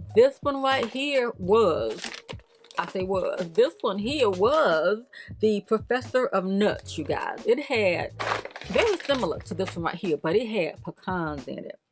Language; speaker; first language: English; native; English